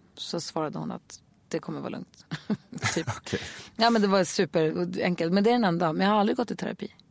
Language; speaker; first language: Swedish; native; Swedish